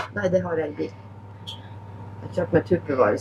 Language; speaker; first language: Norwegian; native; Norwegian